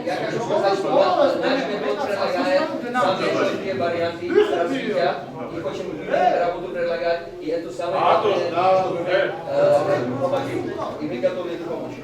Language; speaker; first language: Russian; non-native, learner; Czech